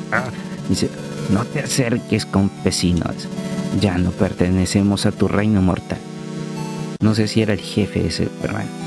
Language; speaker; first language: Spanish; native; Spanish